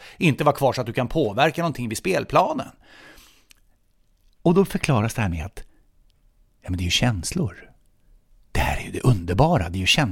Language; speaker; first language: Swedish; native; Swedish